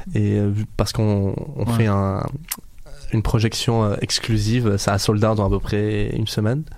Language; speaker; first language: French; non-native, local second language; Arabic